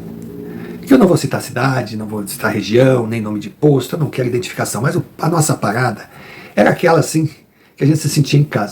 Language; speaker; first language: Portuguese; native; Portuguese